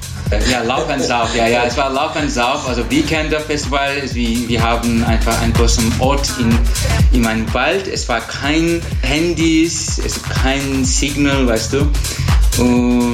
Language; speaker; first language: German; non-native, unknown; Turkish